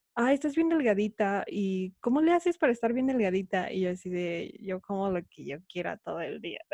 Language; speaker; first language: Spanish; native; Spanish